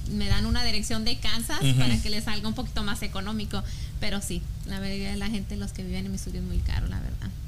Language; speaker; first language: Spanish; early bilingual, heritage; Spanish